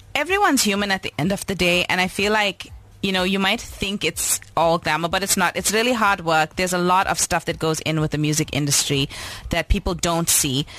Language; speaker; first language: English; native; English